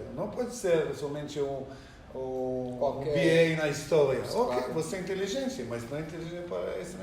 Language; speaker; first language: Portuguese; non-native, learner; Hebrew